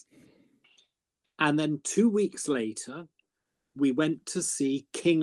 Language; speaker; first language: English; native; English